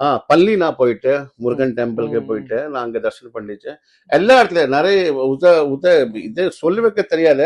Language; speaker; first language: Tamil; non-native, fluent; Hindi